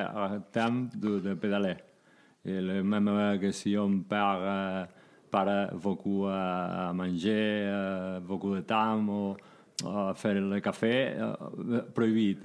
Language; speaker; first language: French; non-native, learner; Spanish